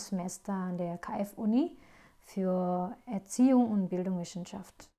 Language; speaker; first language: German; non-native, fluent; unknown